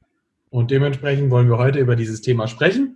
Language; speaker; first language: German; native; German